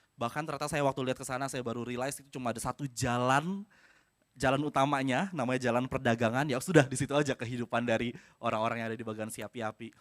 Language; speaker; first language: Indonesian; native; Indonesian